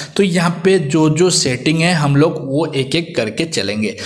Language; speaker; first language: Hindi; native; Hindi